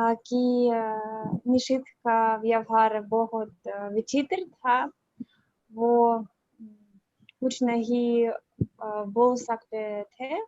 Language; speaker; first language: Hindi; non-native, learner; Russian